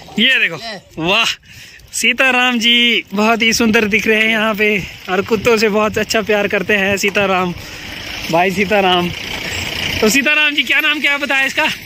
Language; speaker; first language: Hindi; native; Hindi